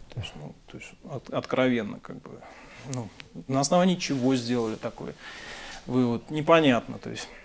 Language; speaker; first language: Russian; native; Russian